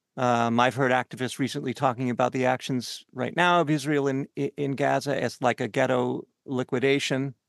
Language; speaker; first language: English; native; English